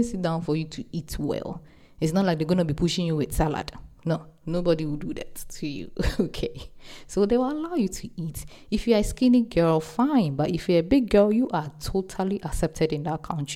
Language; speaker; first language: English; non-native, local second language; Akan